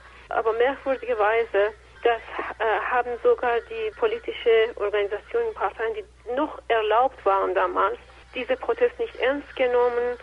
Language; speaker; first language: German; non-native, fluent; Persian